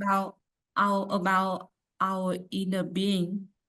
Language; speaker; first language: English; non-native, learner; Vietnamese